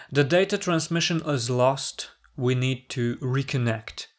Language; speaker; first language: English; non-native, fluent; Polish